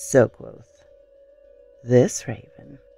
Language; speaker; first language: English; native; English